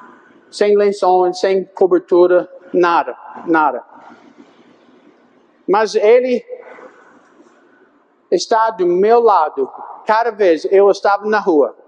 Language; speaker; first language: Portuguese; non-native, fluent; English